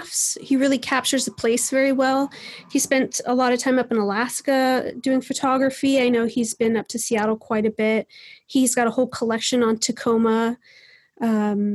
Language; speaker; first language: English; native; English